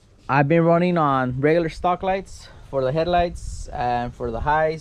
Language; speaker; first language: English; early bilingual, other home language; Spanish